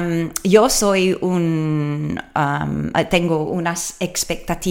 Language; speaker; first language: Spanish; non-native, learner; English